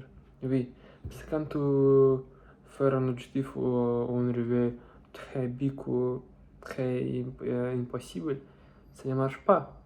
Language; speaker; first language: French; non-native, learner; Russian